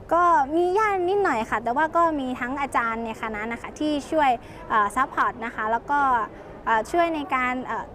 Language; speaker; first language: Thai; native; Thai